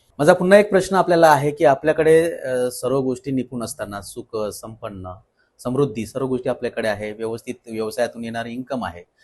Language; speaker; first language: Marathi; native; Marathi